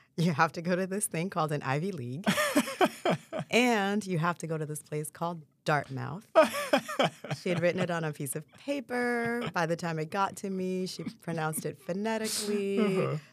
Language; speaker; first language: English; early bilingual, other home language; Haitian Creole